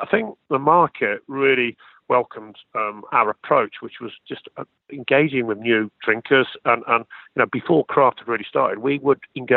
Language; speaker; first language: English; native; English